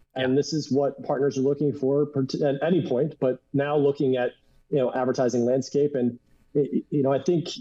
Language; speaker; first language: English; native; English